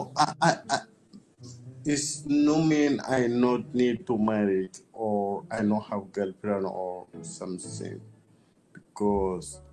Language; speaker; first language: English; non-native, learner; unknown